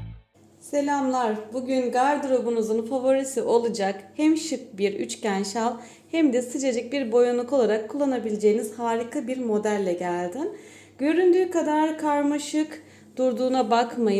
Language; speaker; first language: Turkish; native; Turkish